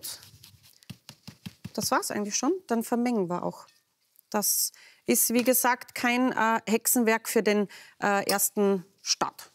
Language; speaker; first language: German; native; German